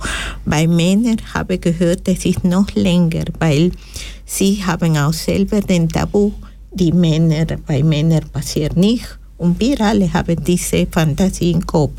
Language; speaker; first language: German; non-native, fluent; Spanish